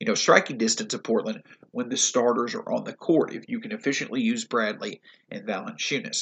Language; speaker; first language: English; native; English